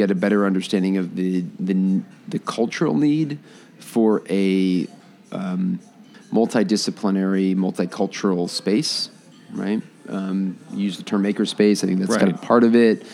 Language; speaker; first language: English; native; English